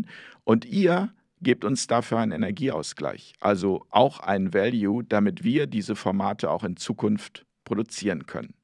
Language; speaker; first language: German; native; German